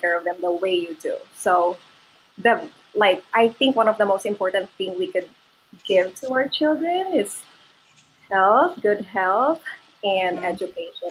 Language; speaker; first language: English; non-native, local second language; Filipino